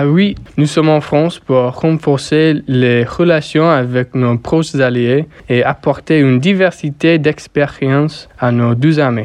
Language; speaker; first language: French; non-native, fluent; English